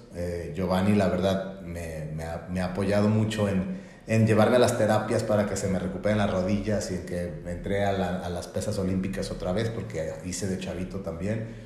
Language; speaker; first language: Spanish; native; Spanish